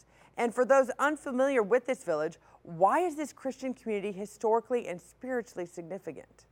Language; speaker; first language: English; native; English